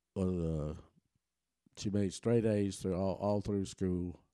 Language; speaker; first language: English; early bilingual, other home language; German